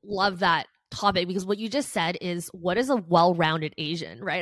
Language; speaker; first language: English; early bilingual, other home language; Chinese